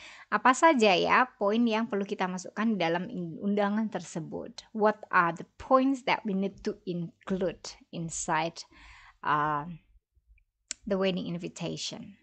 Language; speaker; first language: Indonesian; native; Indonesian